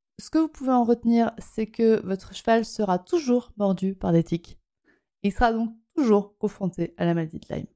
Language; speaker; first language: French; native; French